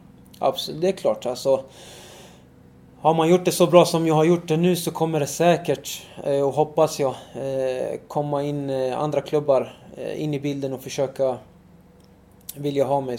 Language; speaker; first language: Swedish; early bilingual, other home language; Arabic